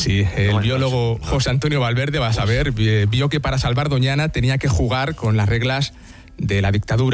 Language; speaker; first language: Spanish; native; Spanish